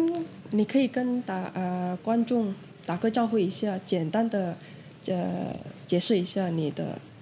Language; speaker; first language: Chinese; non-native, fluent; Indonesian